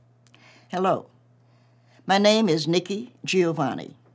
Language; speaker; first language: English; native; English